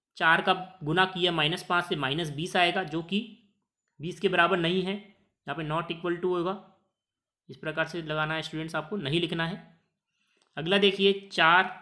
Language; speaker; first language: Hindi; native; Hindi